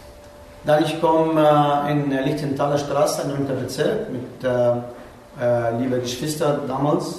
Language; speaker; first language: German; non-native, learner; Arabic